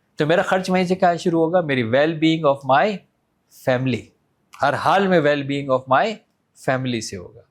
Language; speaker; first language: Urdu; native; Urdu